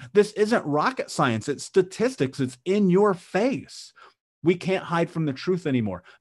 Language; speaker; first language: English; native; English